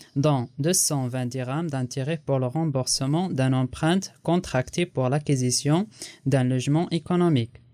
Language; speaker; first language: French; non-native, local second language; Arabic